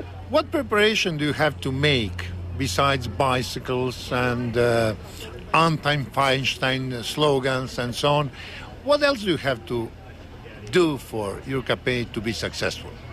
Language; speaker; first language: English; non-native, fluent; Croatian